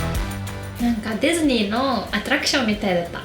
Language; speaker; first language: Japanese; native; Japanese